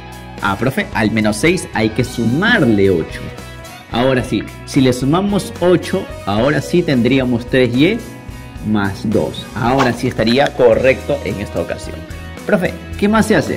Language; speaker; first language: Spanish; native; Spanish